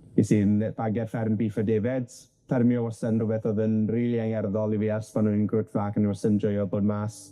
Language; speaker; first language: Welsh; native; Welsh